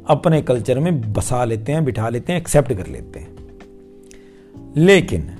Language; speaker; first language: Hindi; native; Hindi